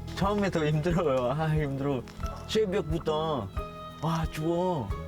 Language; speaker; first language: Korean; non-native, learner; Indonesian